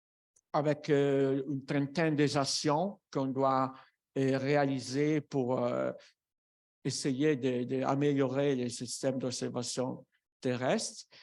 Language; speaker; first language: French; non-native, fluent; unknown